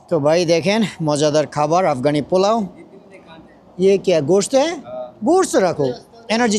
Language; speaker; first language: Hindi; non-native, learner; Bangla